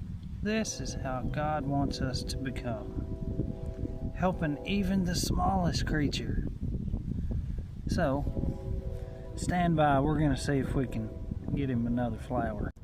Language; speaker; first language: English; native; English